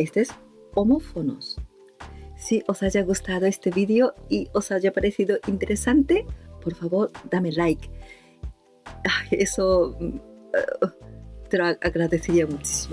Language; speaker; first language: Spanish; non-native, fluent; Japanese